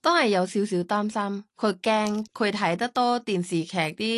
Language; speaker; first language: Cantonese; non-native, learner; Thai